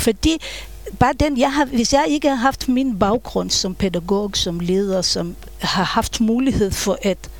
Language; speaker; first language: Danish; non-native, fluent; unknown